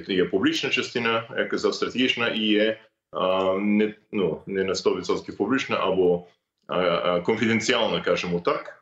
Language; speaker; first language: Ukrainian; non-native, fluent; English